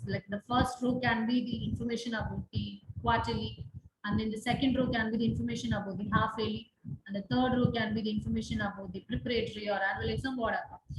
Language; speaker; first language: English; non-native, local second language; Tamil